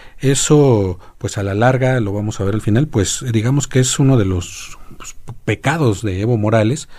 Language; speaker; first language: Spanish; native; Spanish